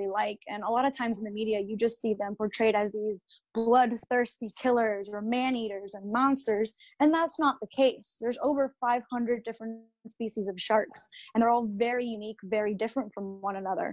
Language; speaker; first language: English; early bilingual, other home language; Spanish